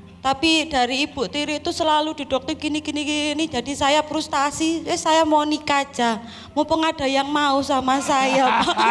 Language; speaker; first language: Indonesian; non-native, local second language; Javanese